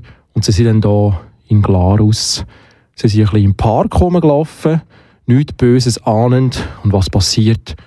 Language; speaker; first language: German; native; German